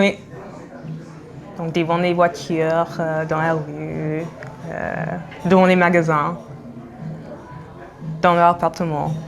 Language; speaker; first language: French; non-native, fluent; English